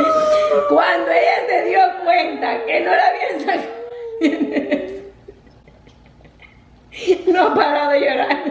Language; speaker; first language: Spanish; native; Spanish